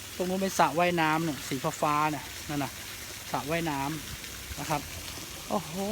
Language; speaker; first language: Thai; native; Thai